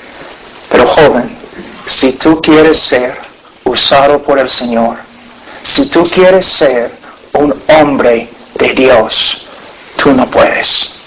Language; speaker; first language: Spanish; non-native, fluent; English